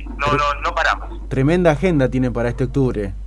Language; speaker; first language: Spanish; native; Spanish